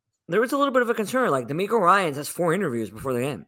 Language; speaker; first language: English; native; English